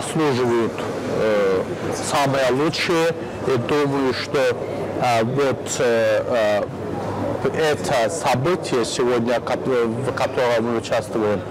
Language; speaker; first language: Russian; non-native, fluent; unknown